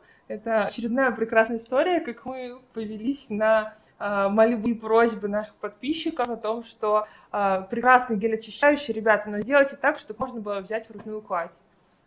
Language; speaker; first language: Russian; native; Russian